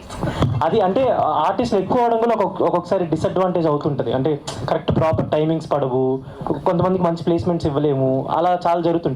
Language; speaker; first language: Telugu; native; Telugu